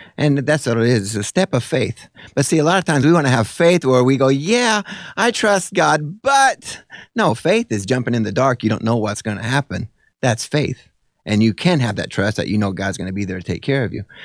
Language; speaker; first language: English; early bilingual, other home language; Italian